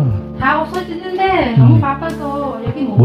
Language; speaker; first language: Korean; non-native, fluent; Vietnamese